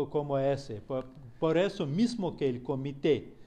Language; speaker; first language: Spanish; non-native, fluent; Russian